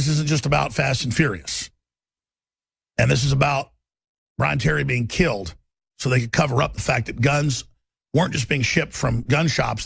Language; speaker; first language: English; native; English